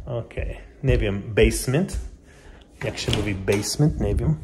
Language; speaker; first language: Polish; non-native, learner; English